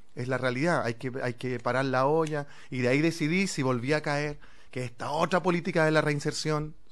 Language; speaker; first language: Spanish; native; Spanish